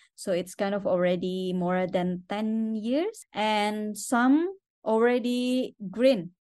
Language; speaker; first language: English; non-native, fluent; Indonesian